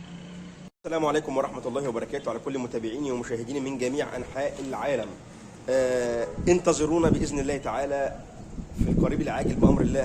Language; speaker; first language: Arabic; native; Arabic